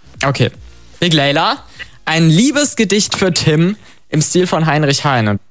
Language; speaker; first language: German; native; German